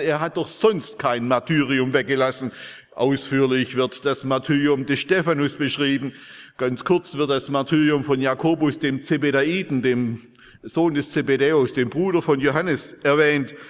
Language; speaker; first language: German; native; German